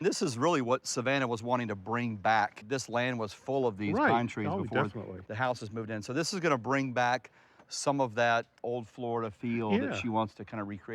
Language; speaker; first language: English; native; English